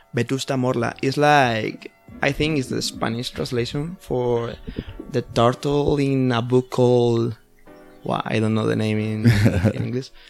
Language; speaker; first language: English; non-native, learner; Spanish